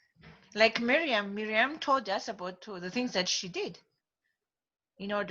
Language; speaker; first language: English; non-native, fluent; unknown